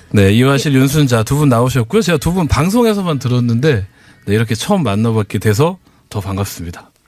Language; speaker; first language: Korean; native; Korean